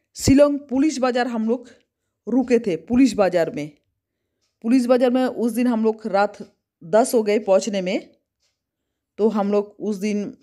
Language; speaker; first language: Hindi; non-native, local second language; Bangla